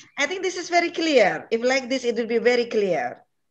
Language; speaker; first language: English; non-native, fluent; Indonesian